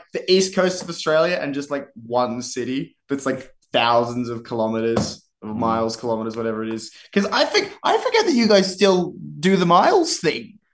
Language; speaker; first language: English; native; English